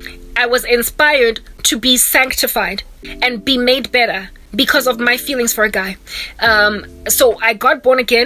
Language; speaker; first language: English; non-native, local second language; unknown